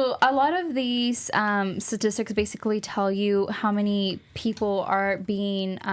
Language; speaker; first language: English; native; English